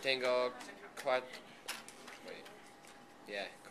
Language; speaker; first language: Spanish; non-native, learner; English